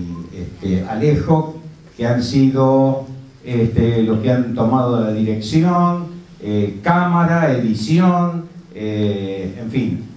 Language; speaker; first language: Spanish; native; Spanish